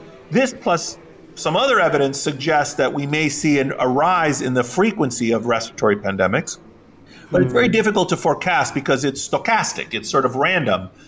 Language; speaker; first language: English; early bilingual, other home language; Greek